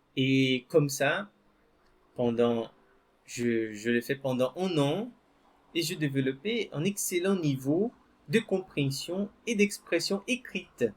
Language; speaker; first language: French; non-native, fluent; Portuguese